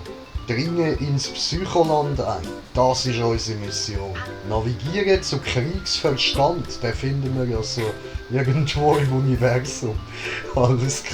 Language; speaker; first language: German; native; German